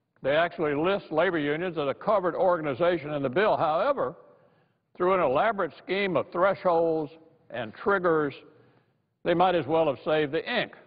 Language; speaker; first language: English; native; English